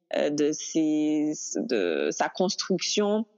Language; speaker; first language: French; native; French